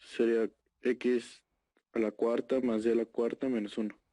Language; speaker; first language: Spanish; native; Spanish